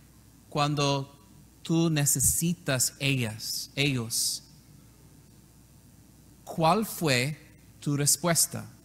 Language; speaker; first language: Spanish; non-native, learner; English